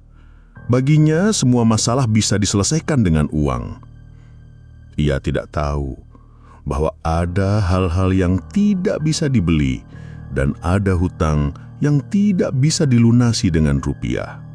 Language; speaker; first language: Indonesian; native; Indonesian